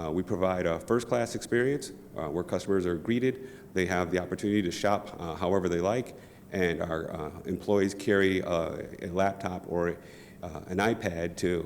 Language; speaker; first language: English; native; English